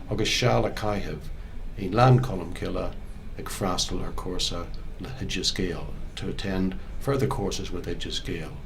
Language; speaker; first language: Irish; non-native, local second language; English